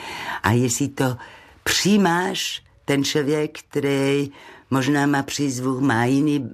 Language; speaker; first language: Czech; non-native, learner; French